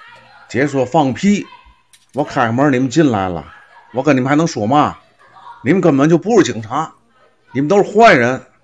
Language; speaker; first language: Chinese; native; Chinese